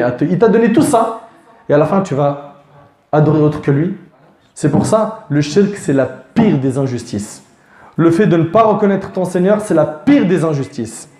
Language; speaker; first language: French; native; French